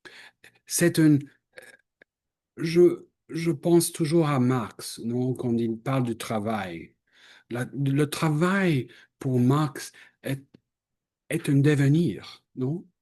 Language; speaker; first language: French; non-native, fluent; English